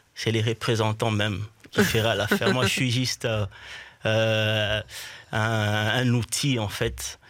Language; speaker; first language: French; non-native, local second language; Swahili